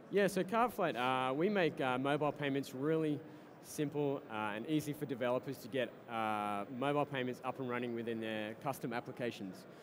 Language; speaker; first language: English; native; English